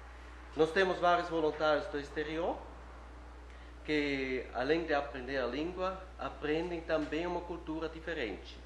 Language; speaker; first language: Portuguese; non-native, fluent; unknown